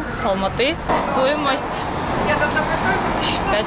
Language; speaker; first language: Russian; native; Russian